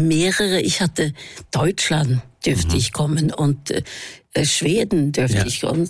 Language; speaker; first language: German; non-native, fluent; Norwegian